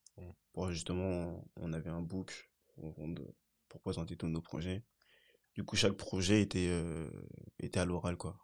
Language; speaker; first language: French; early bilingual, other home language; Haitian Creole